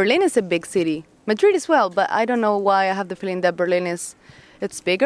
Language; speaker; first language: English; non-native, fluent; Spanish